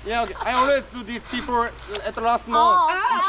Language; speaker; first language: English; non-native, learner; Korean